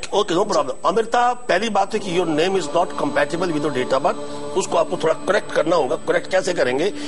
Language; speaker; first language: Hindi; native; Hindi